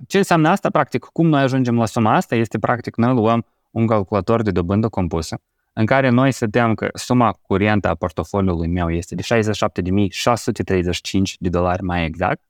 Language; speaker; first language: Romanian; native; Romanian